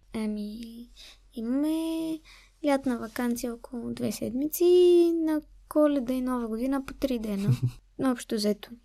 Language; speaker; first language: Bulgarian; early bilingual, other home language; Arabic